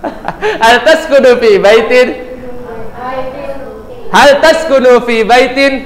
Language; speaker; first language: Arabic; non-native, fluent; Indonesian